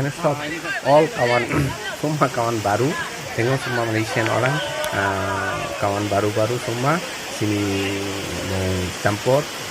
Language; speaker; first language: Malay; non-native, learner; Bangla